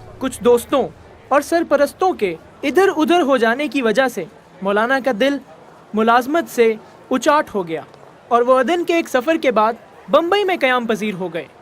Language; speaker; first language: Urdu; native; Urdu